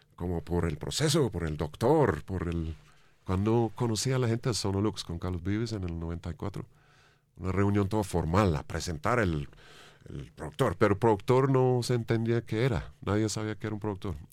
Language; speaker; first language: Spanish; non-native, fluent; English